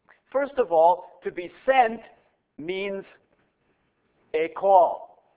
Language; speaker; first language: English; native; English